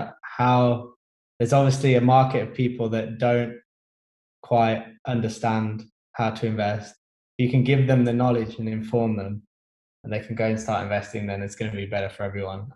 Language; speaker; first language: English; native; English